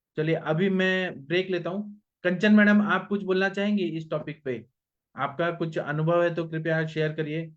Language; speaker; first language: Hindi; non-native, local second language; Marathi